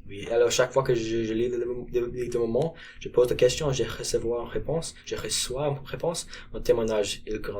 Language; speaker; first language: French; non-native, learner; English